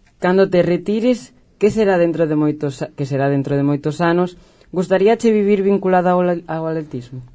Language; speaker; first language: Galician; native; Galician